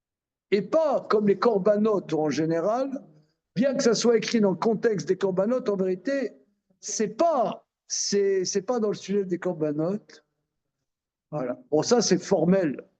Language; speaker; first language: French; native; French